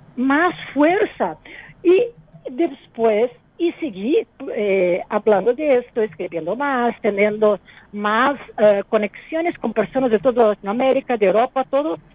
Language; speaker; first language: Spanish; non-native, fluent; Portuguese